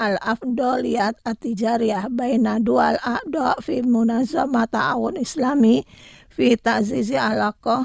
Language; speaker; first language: Arabic; non-native, fluent; Indonesian